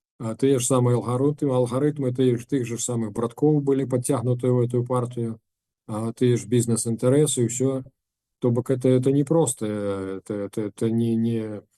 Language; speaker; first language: Belarusian; non-native, local second language; Russian